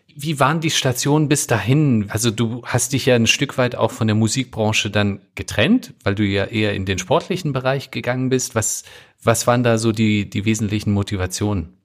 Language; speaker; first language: German; native; German